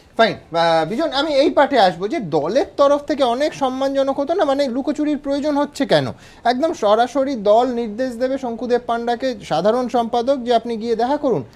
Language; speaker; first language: Bangla; native; Bangla